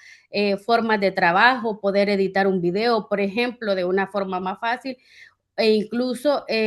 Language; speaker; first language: Spanish; native; Spanish